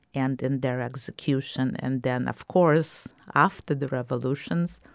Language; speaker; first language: English; non-native, fluent; Russian